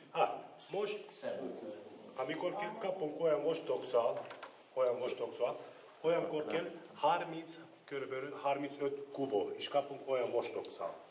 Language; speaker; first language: Hungarian; non-native, learner; Turkish